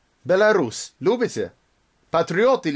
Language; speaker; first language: Russian; native; Russian